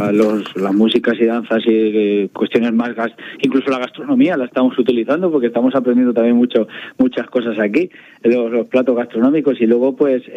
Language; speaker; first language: Spanish; native; Spanish